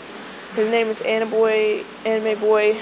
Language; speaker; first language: English; native; English